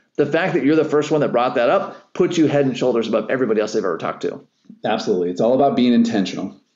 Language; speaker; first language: English; native; English